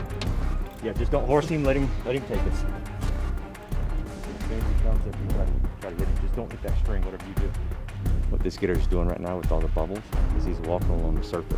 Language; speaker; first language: English; native; English